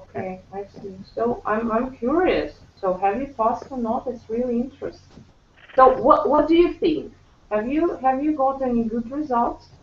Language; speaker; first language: English; non-native, fluent; Russian